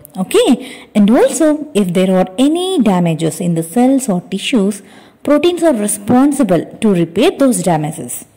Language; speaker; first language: English; non-native, local second language; Telugu